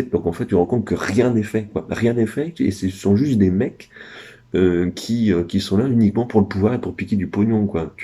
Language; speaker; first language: French; native; French